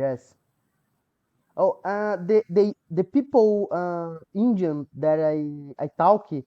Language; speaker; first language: English; non-native, learner; Portuguese